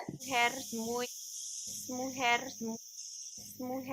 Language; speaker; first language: Spanish; non-native, learner; English